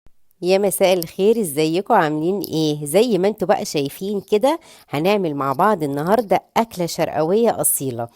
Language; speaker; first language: Arabic; native; Arabic